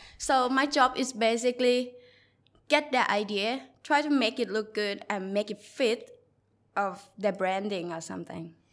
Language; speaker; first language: English; non-native, learner; Thai